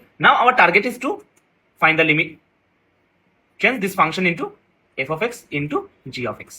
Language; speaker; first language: English; non-native, local second language; Hindi